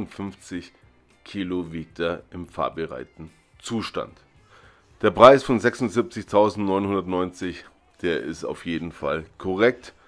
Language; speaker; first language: German; native; German